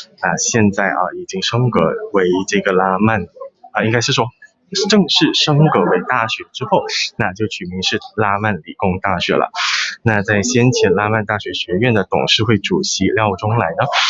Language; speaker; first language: Chinese; native; Chinese